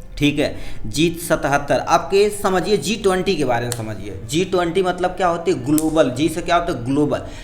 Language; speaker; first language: Hindi; native; Hindi